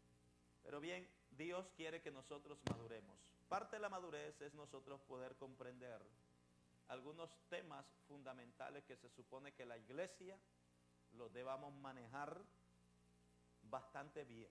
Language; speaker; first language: Spanish; native; Spanish